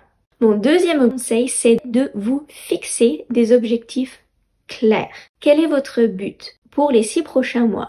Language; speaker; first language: French; native; French